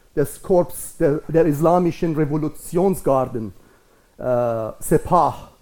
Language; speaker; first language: German; non-native, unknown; Persian